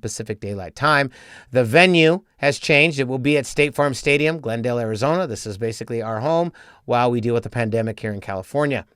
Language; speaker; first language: English; native; English